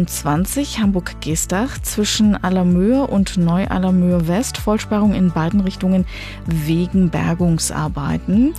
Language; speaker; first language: German; native; German